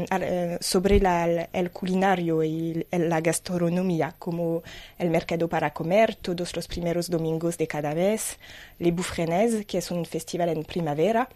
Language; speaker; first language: Spanish; non-native, fluent; French